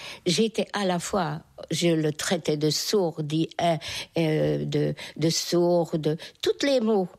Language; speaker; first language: French; non-native, fluent; Hungarian